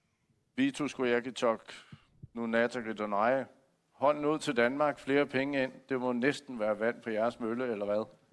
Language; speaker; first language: Danish; native; Danish